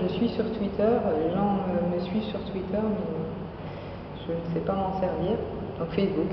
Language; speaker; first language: French; non-native, local second language; Arabic